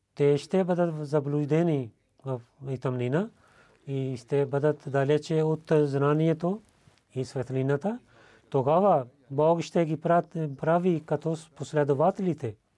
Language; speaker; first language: Bulgarian; non-native, learner; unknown